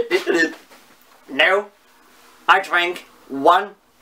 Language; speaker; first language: English; non-native, learner; Danish